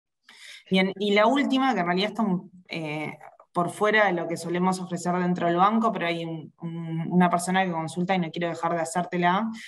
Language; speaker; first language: Spanish; native; Spanish